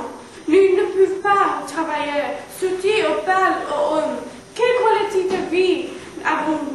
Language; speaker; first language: French; non-native, learner; English